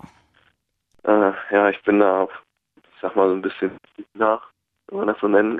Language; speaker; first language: German; native; German